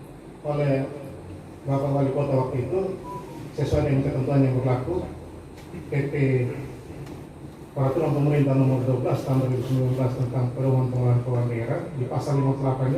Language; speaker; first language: Indonesian; native; Indonesian